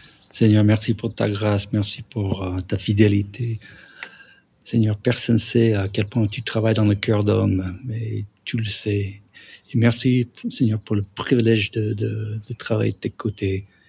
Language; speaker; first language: French; non-native, fluent; English